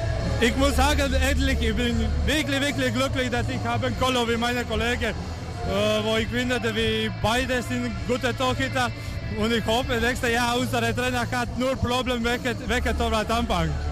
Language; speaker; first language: German; non-native, learner; Croatian